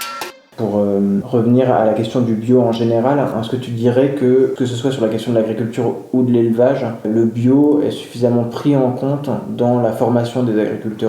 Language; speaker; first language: French; native; French